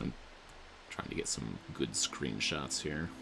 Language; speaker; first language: English; native; English